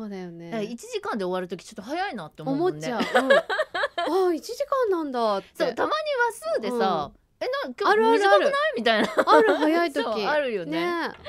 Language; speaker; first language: Japanese; native; Japanese